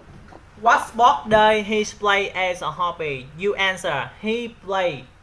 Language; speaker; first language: English; non-native, learner; Vietnamese